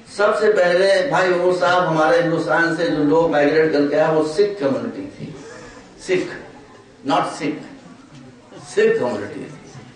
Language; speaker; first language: Urdu; native; Urdu